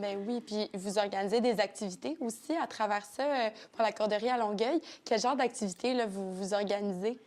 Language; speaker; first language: French; native; French